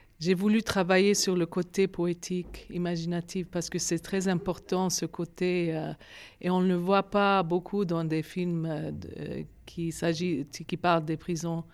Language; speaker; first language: French; non-native, fluent; Arabic